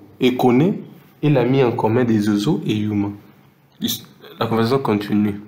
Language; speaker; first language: French; non-native, local second language; Lingala